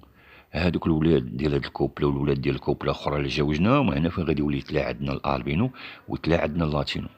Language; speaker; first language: Arabic; native; Arabic